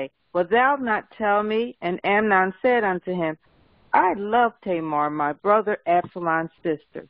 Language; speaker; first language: English; native; English